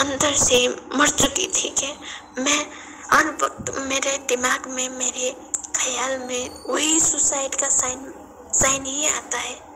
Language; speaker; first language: Hindi; non-native, learner; Nepali